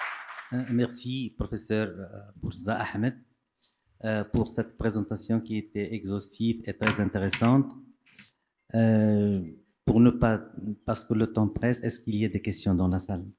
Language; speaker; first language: French; non-native, local second language; Arabic